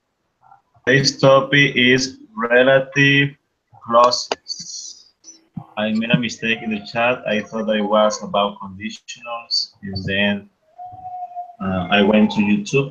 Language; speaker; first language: English; non-native, fluent; Spanish